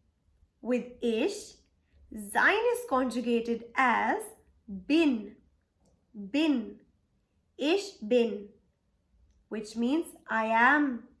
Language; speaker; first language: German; non-native, fluent; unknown